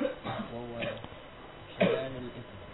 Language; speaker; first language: Arabic; non-native, learner; Indonesian